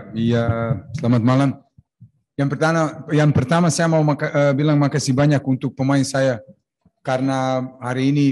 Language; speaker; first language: Indonesian; non-native, fluent; Serbian